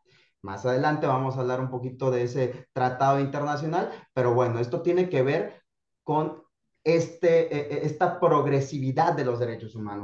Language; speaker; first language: Spanish; native; Spanish